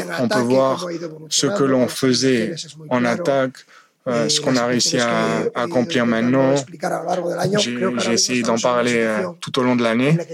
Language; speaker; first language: French; non-native, fluent; Spanish